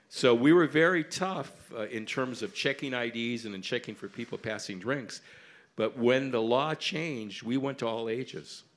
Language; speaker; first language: English; native; English